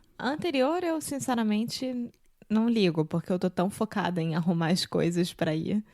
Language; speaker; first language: Portuguese; native; Portuguese